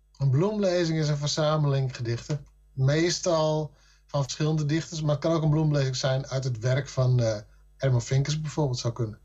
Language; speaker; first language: Dutch; non-native, local second language; Western Frisian